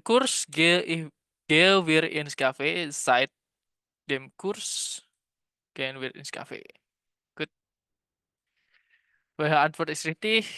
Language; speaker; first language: German; non-native, fluent; Indonesian